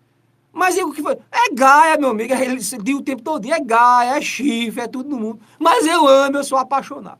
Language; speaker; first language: Portuguese; native; Portuguese